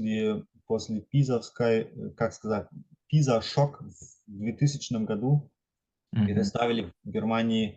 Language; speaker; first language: Russian; non-native, fluent; German